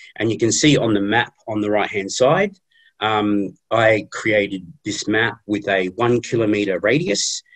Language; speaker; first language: English; native; English